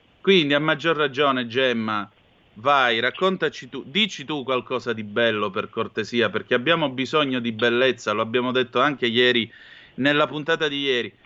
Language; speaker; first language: Italian; native; Italian